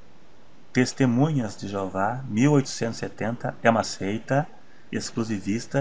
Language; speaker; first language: Portuguese; native; Portuguese